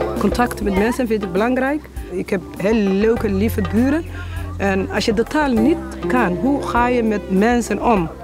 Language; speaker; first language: Dutch; non-native, fluent; Somali